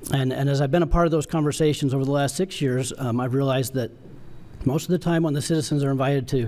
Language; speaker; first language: English; native; English